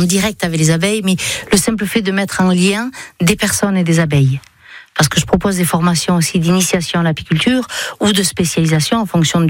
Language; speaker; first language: French; native; French